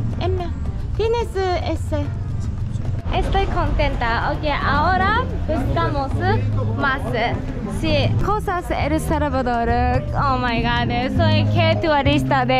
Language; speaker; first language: Spanish; non-native, learner; Japanese